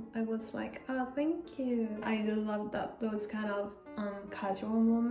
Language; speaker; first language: English; non-native, fluent; Japanese